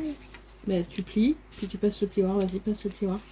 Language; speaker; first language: French; native; French